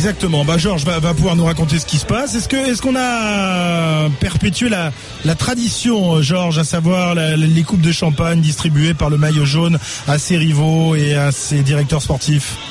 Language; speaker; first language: French; native; French